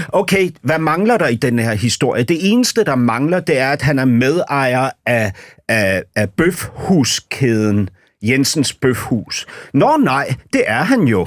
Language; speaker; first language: Danish; native; Danish